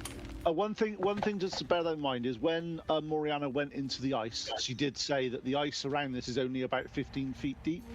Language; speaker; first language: English; native; English